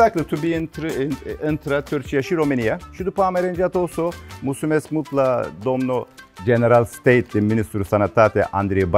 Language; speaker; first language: Romanian; non-native, learner; Turkish